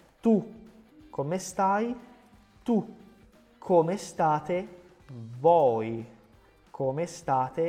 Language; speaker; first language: Italian; non-native, fluent; Portuguese